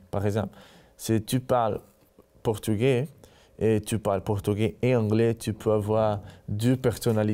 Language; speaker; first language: French; non-native, learner; Portuguese